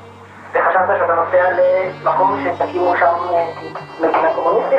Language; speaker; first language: Hebrew; non-native, fluent; Polish